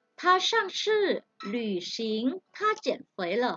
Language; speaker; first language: Chinese; non-native, fluent; Thai